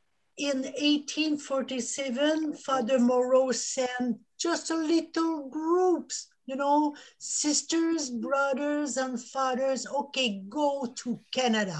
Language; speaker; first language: English; non-native, local second language; French